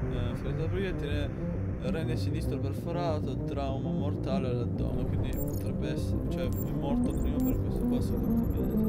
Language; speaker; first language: Italian; native; Italian